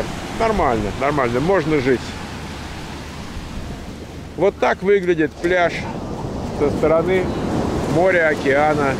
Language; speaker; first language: Russian; native; Russian